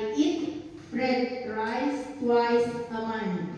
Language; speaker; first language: English; non-native, learner; Indonesian